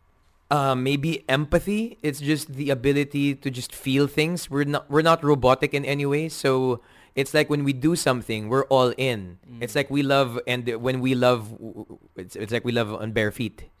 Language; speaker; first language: English; non-native, local second language; Filipino